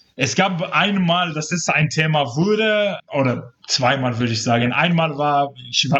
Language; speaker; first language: German; non-native, fluent; Hebrew